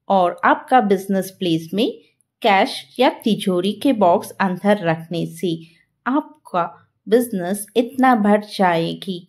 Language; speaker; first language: Hindi; non-native, local second language; Telugu